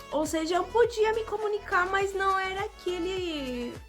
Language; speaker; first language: Portuguese; early bilingual, other home language; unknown